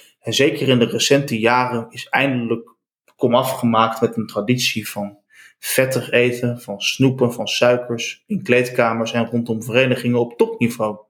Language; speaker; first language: Dutch; native; Dutch